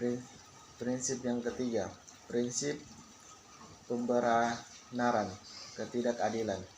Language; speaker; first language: Indonesian; native; Indonesian